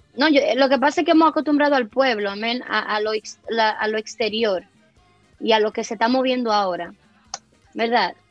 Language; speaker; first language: Spanish; early bilingual, heritage; Spanish